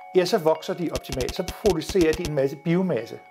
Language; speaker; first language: Danish; native; Danish